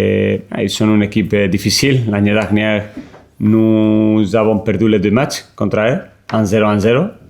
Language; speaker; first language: French; non-native, learner; Spanish